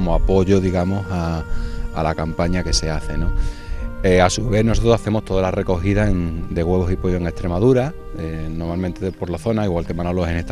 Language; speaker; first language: Spanish; native; Spanish